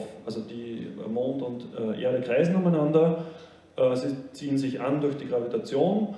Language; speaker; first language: German; native; German